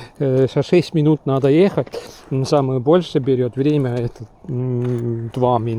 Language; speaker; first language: Russian; non-native, local second language; Estonian